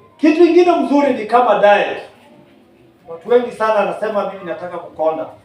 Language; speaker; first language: Swahili; non-native, local second language; Kikuyu